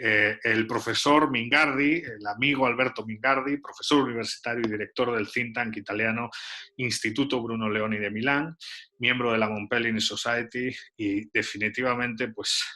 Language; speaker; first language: Spanish; native; Spanish